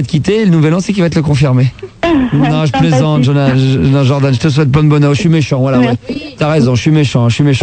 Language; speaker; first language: French; native; French